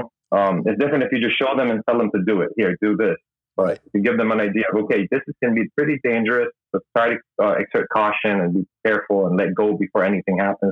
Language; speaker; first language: English; non-native, local second language; Cebuano